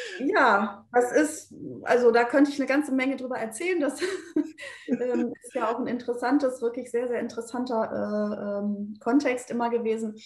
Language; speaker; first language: German; early bilingual, other home language; Turkish